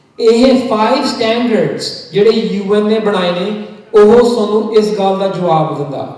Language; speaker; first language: Punjabi; early bilingual, heritage; Punjabi